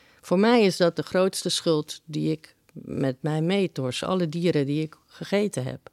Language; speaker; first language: Dutch; early bilingual, other home language; Spanish